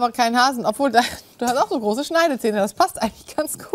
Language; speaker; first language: German; native; German